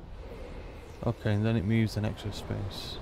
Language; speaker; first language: English; native; English